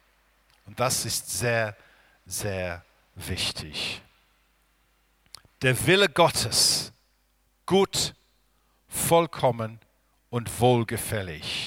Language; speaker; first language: German; non-native, fluent; English